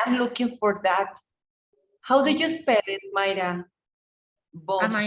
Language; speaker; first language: English; non-native, fluent; Spanish